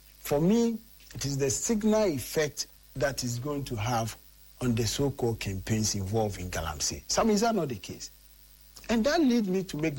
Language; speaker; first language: English; non-native, local second language; Akan